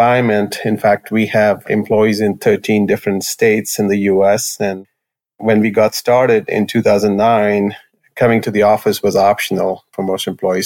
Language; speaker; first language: English; non-native, local second language; Hindi